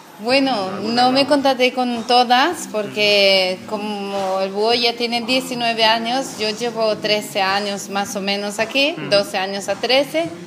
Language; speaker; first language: Spanish; non-native, fluent; Portuguese